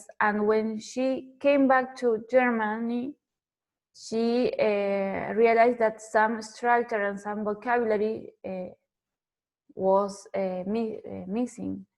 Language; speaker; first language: English; non-native, fluent; Spanish